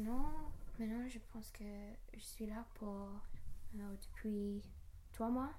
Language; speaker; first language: French; non-native, learner; English